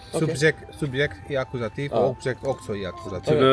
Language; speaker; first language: Swedish; non-native, fluent; Icelandic